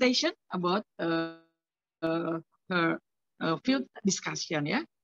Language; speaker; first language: English; non-native, learner; Indonesian